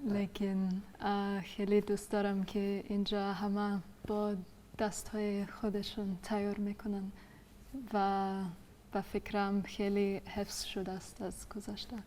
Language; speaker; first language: Persian; non-native, fluent; English